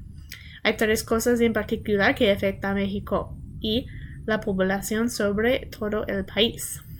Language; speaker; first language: Spanish; non-native, learner; English